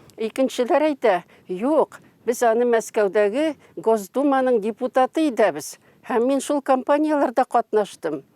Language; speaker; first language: Tatar; native; Tatar